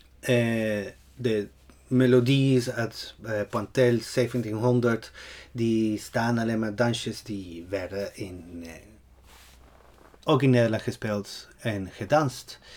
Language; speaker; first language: Dutch; non-native, fluent; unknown